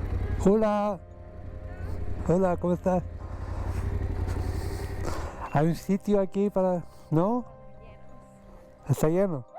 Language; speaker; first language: Spanish; non-native, learner; Persian